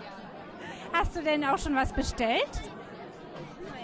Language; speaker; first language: German; non-native, fluent; Polish